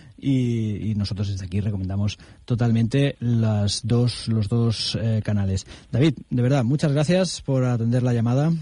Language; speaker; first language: Spanish; non-native, local second language; Catalan